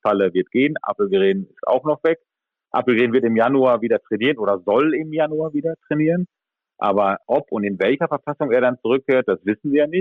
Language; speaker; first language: German; native; German